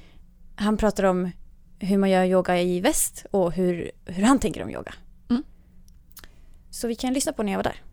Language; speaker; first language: Swedish; native; Swedish